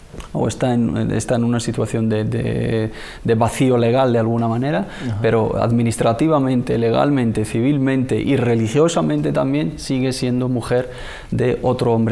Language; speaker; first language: Spanish; native; Spanish